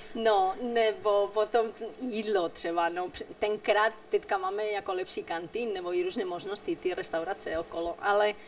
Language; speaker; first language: Czech; non-native, fluent; Spanish